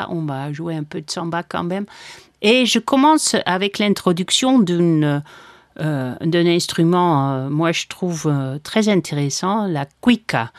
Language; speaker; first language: French; non-native, fluent; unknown